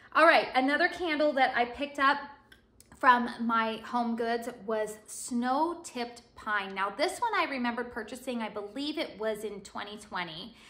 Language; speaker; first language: English; native; English